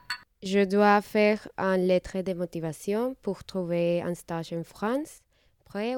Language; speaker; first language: French; non-native, learner; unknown